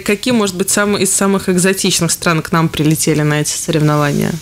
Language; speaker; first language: Russian; native; Russian